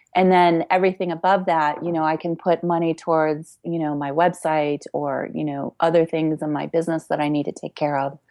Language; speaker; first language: English; native; English